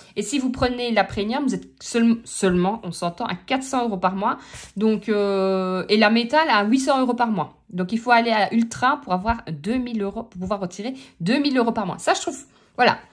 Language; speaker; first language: French; native; French